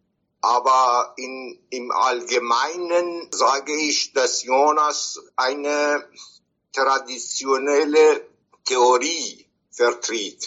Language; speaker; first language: German; non-native, fluent; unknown